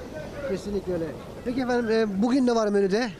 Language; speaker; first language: Turkish; native; Turkish